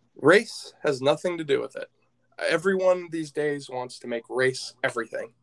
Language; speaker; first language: English; native; English